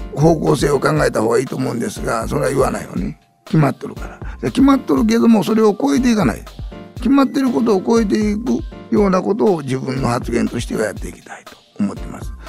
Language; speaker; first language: Japanese; native; Japanese